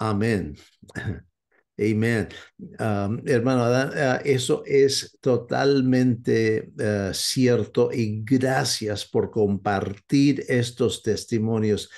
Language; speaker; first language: Spanish; non-native, fluent; English